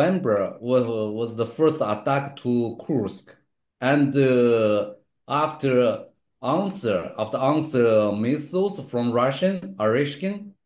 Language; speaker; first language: English; non-native, learner; Chinese